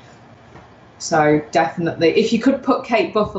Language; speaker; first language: English; native; English